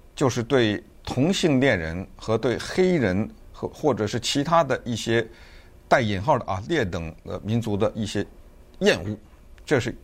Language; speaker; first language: Chinese; native; Chinese